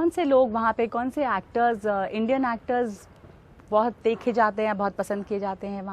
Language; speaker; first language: Hindi; native; Hindi